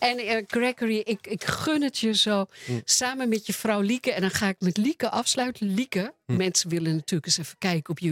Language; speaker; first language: Dutch; native; Dutch